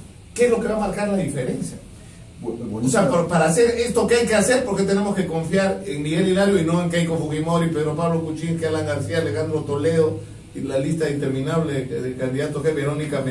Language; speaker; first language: Spanish; native; Spanish